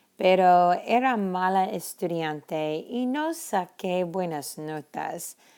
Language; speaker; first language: Spanish; non-native, fluent; English